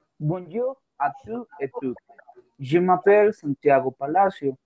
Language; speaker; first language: French; non-native, learner; Spanish